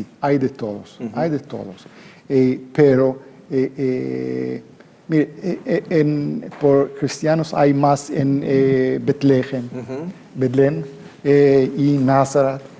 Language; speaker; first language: Spanish; non-native, fluent; Hebrew